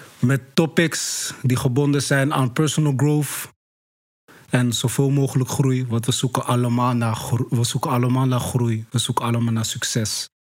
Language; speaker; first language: Dutch; early bilingual, other home language; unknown